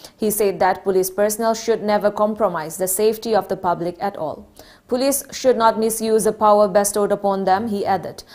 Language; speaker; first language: English; non-native, local second language; Manipuri